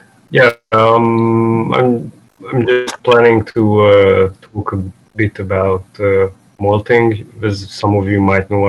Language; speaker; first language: English; native; English